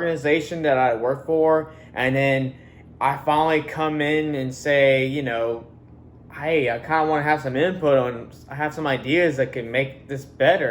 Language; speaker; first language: English; native; English